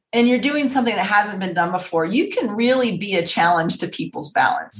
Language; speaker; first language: English; native; English